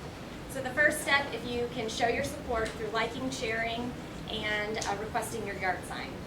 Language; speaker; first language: English; native; English